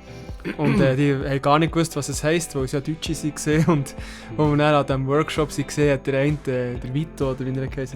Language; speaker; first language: German; native; German